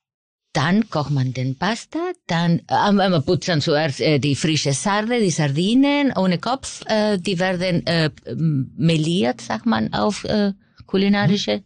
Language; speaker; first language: German; non-native, fluent; Spanish